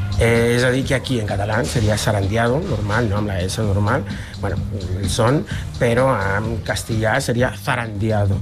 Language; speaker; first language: Catalan; non-native, fluent; Spanish